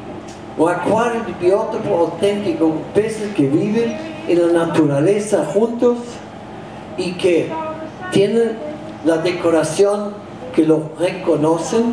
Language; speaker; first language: Spanish; non-native, fluent; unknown